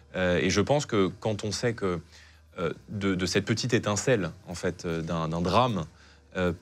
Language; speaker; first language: French; native; French